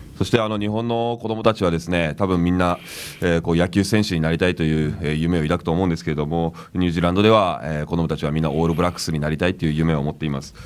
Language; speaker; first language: Japanese; native; Japanese